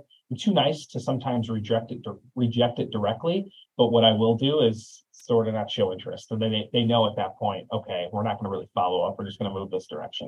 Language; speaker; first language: English; native; English